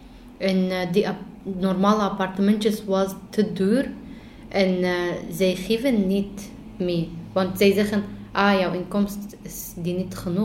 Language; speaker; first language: Dutch; non-native, learner; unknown